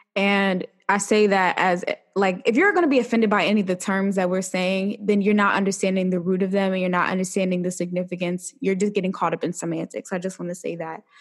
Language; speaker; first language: English; native; English